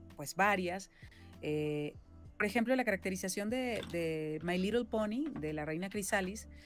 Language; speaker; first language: Spanish; native; Spanish